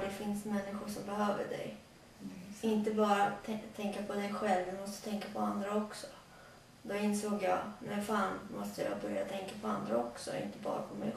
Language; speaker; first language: Swedish; early bilingual, other home language; Latvian